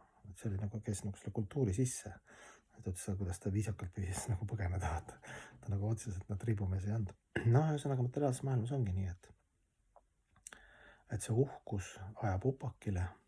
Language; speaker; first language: Estonian; native; Estonian